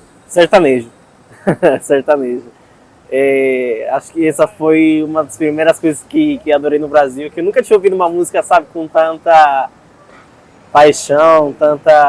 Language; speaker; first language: Portuguese; non-native, fluent; Spanish